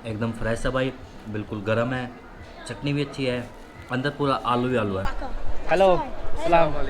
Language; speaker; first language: Hindi; native; Hindi